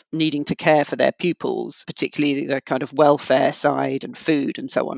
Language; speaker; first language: English; native; English